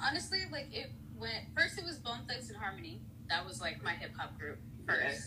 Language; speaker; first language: English; native; English